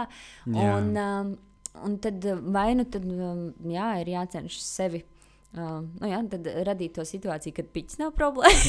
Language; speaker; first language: Latvian; native; Latvian